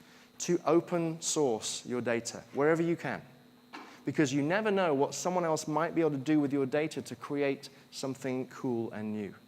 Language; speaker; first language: English; native; English